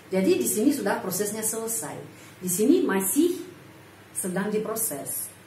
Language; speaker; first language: Indonesian; non-native, fluent; Russian